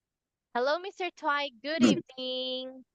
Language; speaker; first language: English; non-native, fluent; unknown